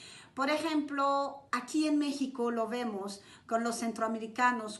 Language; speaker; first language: Spanish; non-native, fluent; French